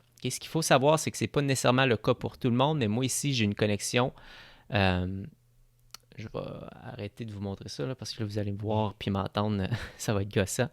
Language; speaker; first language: French; native; French